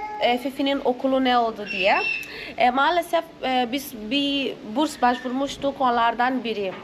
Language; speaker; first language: Turkish; non-native, fluent; Portuguese